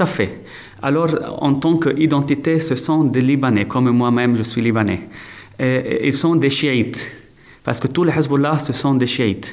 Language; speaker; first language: French; non-native, local second language; Arabic